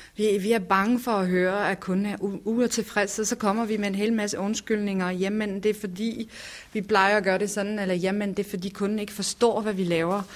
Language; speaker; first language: Danish; native; Danish